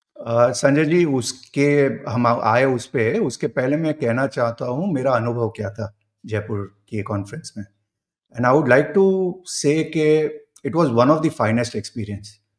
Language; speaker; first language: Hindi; non-native, local second language; Gujarati